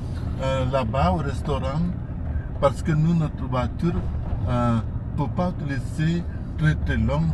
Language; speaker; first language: French; non-native, learner; Indonesian